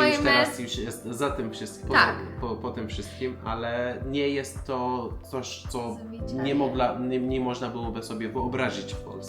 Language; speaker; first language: Polish; non-native, fluent; Persian